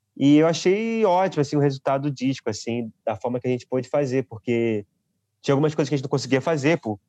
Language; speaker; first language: Portuguese; native; Portuguese